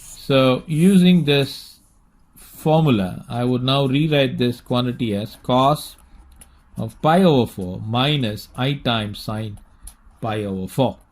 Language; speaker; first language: English; non-native, local second language; Tamil